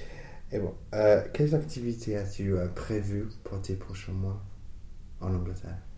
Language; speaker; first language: French; non-native, fluent; English